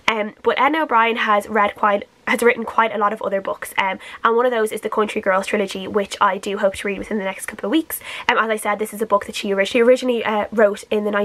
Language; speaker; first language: English; native; English